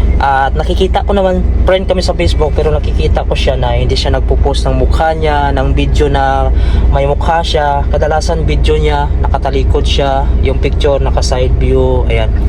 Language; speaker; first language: Filipino; non-native, local second language; Cebuano